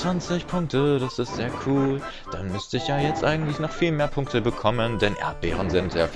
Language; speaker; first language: German; native; German